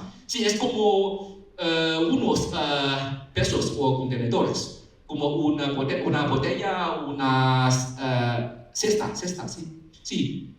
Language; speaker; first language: Spanish; non-native, learner; Chinese